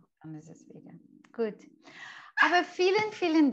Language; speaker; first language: German; non-native, fluent; English